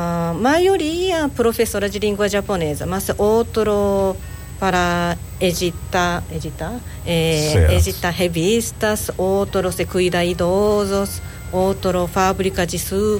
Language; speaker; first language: Portuguese; non-native, learner; Japanese